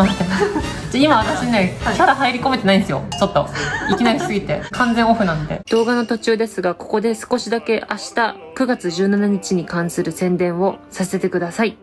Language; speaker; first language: Japanese; native; Japanese